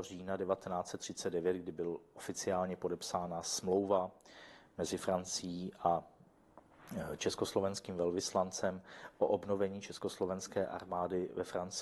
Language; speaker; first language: Czech; native; Czech